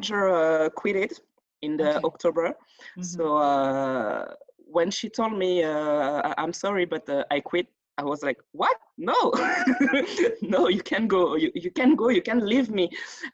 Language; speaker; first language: English; non-native, fluent; French